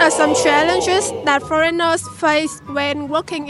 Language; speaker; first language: English; non-native, learner; Vietnamese